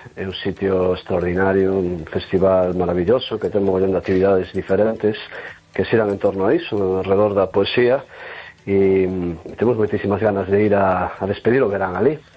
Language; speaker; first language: Galician; non-native, local second language; Spanish